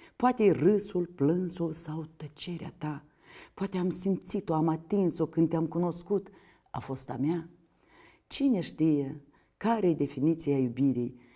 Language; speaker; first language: Romanian; native; Romanian